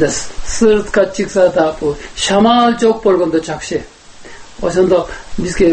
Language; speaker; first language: Kyrgyz; non-native, learner; Korean